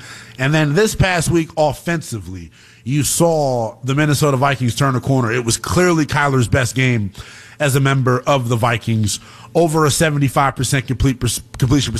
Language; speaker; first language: English; native; English